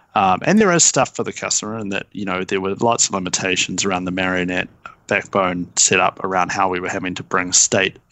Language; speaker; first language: English; native; English